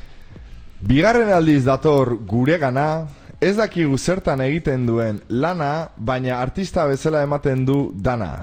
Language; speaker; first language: Basque; native; Basque